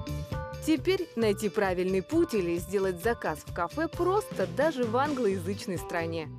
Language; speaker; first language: Russian; native; Russian